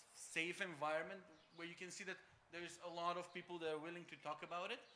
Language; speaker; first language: English; non-native, fluent; Macedonian